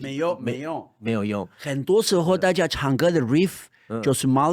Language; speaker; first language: Chinese; non-native, fluent; Spanish